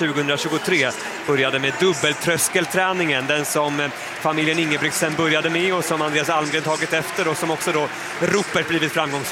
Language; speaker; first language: Swedish; native; Swedish